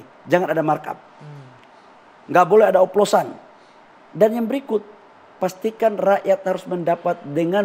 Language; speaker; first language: Indonesian; native; Indonesian